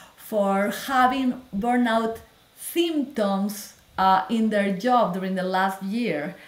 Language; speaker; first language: English; non-native, fluent; Spanish